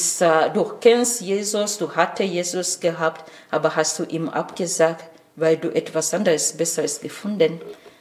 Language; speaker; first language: German; non-native, learner; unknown